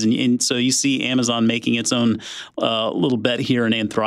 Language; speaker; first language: English; native; English